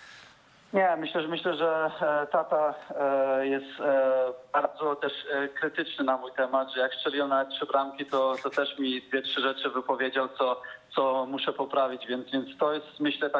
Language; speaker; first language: Polish; early bilingual, heritage; Polish